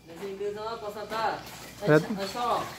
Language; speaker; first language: Korean; non-native, learner; Khmer